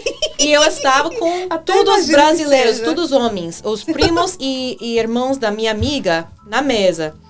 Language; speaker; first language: Portuguese; non-native, fluent; English